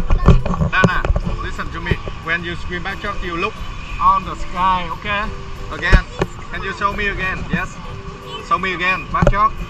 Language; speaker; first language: English; non-native, learner; Vietnamese